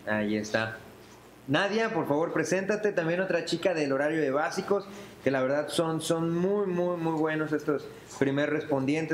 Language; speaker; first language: Spanish; native; Spanish